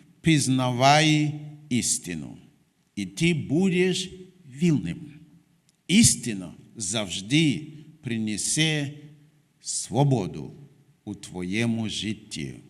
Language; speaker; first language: Ukrainian; non-native, fluent; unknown